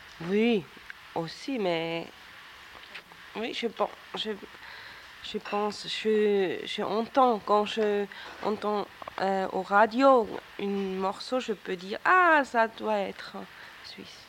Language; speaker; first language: French; non-native, local second language; German